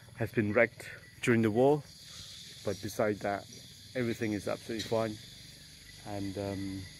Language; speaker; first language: English; non-native, fluent; Khmer